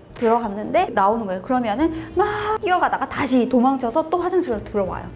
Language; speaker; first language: Korean; native; Korean